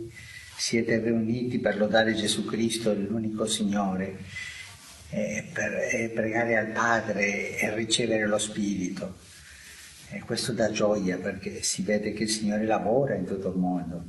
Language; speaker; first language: Italian; non-native, fluent; Spanish